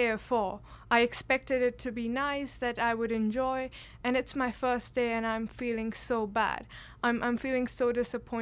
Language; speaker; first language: English; non-native, local second language; Kashmiri